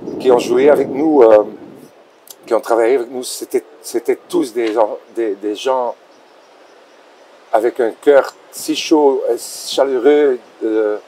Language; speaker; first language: French; non-native, local second language; Dutch